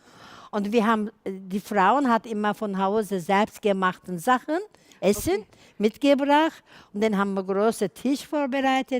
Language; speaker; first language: German; non-native, learner; Turkish